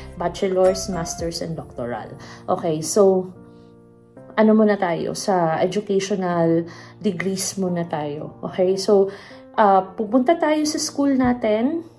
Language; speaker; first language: Filipino; non-native, local second language; Cebuano